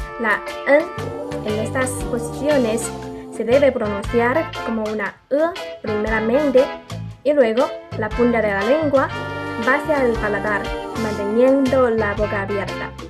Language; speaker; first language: Spanish; non-native, fluent; Chinese